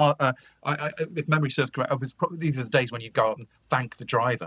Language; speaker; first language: English; native; English